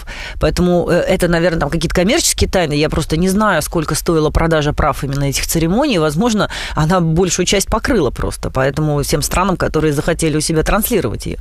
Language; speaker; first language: Russian; native; Russian